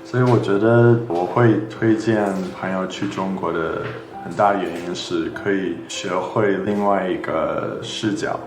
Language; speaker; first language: Chinese; non-native, fluent; English